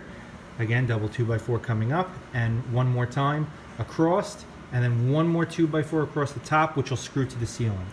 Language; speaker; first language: English; native; English